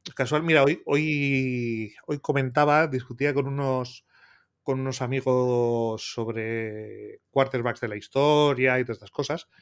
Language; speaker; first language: Spanish; native; Spanish